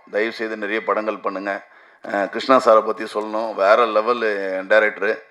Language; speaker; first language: Tamil; native; Tamil